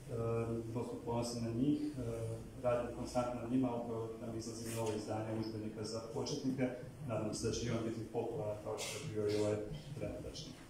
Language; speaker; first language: Croatian; native; Croatian